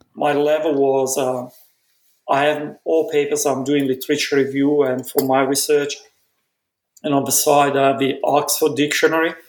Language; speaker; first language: English; non-native, fluent; Italian